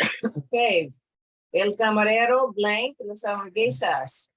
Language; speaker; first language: Spanish; non-native, fluent; English